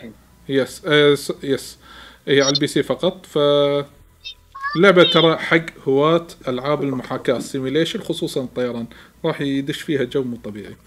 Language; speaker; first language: Arabic; native; Arabic